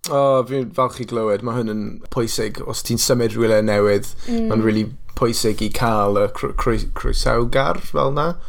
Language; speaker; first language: Welsh; non-native, local second language; English